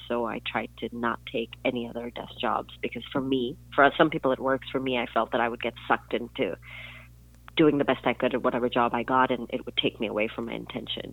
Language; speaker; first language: English; non-native, local second language; Urdu